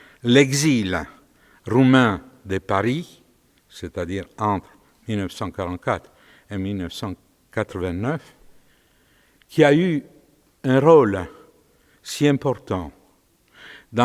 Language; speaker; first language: French; non-native, fluent; Romanian